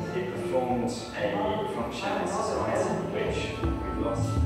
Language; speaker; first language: English; native; English